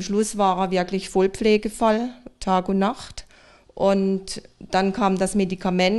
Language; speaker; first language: German; native; German